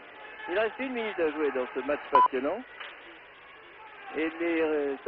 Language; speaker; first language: French; native; French